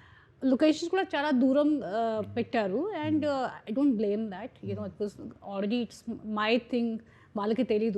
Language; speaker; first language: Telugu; non-native, fluent; Hindi